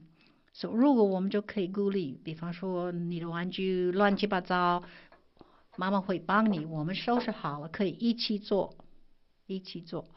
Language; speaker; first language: Chinese; non-native, fluent; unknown